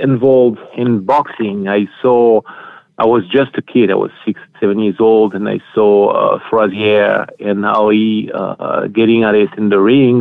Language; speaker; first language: English; non-native, fluent; French